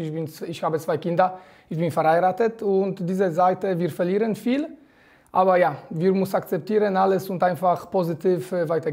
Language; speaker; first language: German; non-native, fluent; Polish